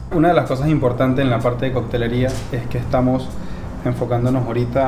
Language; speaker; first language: Spanish; native; Spanish